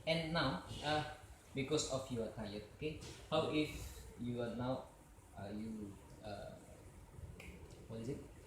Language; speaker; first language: English; non-native, learner; Indonesian